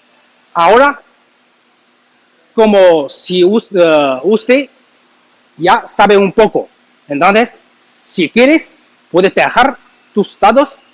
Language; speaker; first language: Spanish; non-native, learner; Chinese